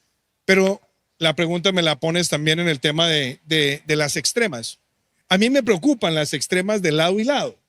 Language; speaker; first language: Spanish; native; Spanish